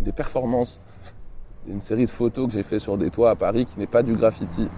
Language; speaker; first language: French; native; French